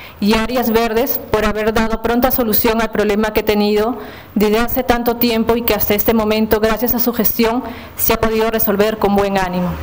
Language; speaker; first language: Spanish; native; Spanish